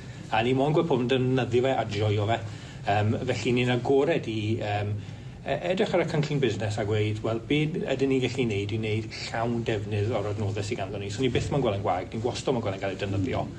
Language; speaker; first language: Welsh; native; Welsh